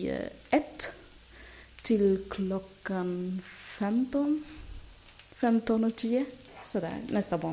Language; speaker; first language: Swedish; non-native, fluent; Arabic